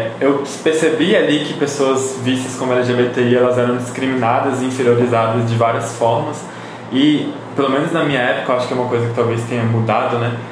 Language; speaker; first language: Portuguese; native; Portuguese